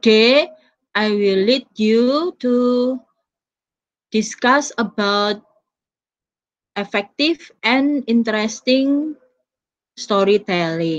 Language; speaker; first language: English; non-native, fluent; Indonesian